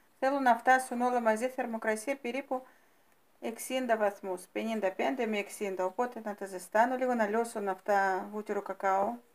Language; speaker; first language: Greek; non-native, fluent; Russian